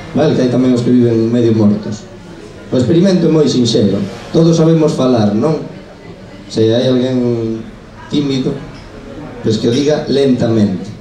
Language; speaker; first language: Galician; non-native, local second language; Spanish